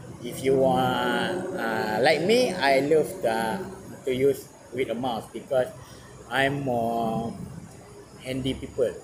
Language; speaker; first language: English; non-native, learner; Malay